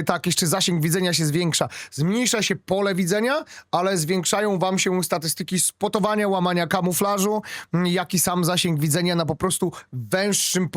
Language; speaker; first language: Polish; native; Polish